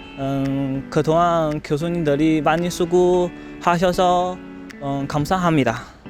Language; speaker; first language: Korean; non-native, learner; Chinese